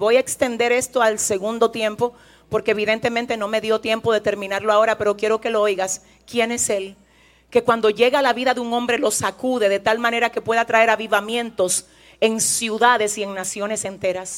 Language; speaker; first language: Spanish; native; Spanish